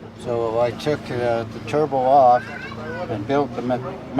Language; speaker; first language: English; native; English